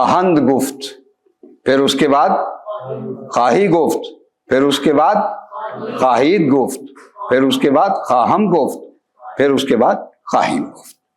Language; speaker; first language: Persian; non-native, fluent; Urdu